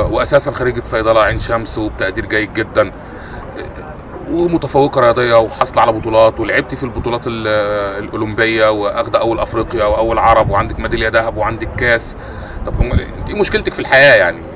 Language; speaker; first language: Arabic; native; Arabic